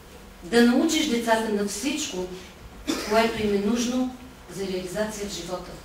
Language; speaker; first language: Bulgarian; native; Bulgarian